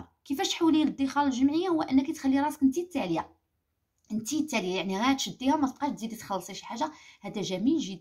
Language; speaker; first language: Arabic; native; Arabic